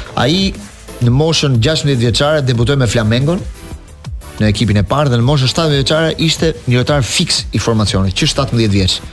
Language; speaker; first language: Albanian; native; Albanian